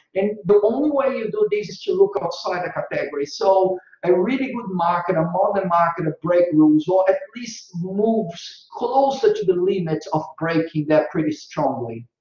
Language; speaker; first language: English; non-native, fluent; Portuguese